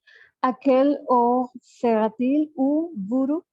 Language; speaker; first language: French; non-native, learner; Spanish